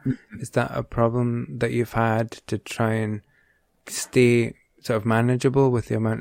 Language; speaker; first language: English; native; English